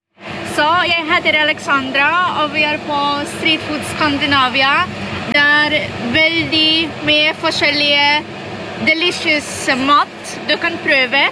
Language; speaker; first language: Norwegian; non-native, learner; Polish